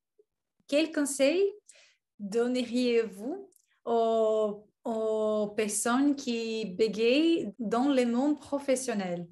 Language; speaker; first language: French; non-native, learner; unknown